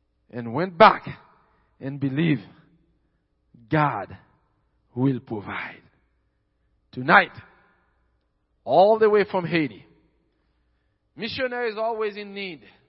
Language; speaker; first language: English; non-native, fluent; Haitian Creole